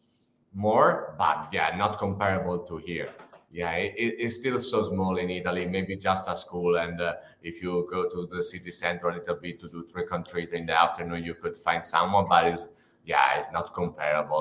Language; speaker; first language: English; non-native, fluent; Italian